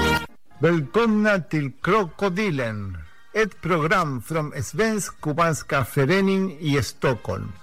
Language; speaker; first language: Swedish; non-native, fluent; Spanish